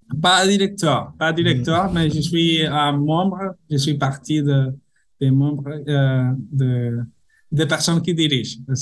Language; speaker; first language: French; non-native, learner; Spanish